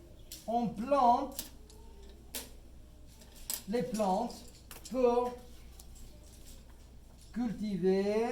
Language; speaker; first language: French; non-native, fluent; English